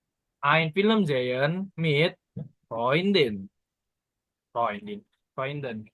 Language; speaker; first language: German; non-native, learner; Indonesian